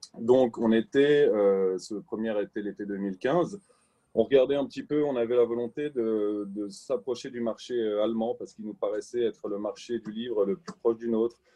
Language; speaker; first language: French; native; French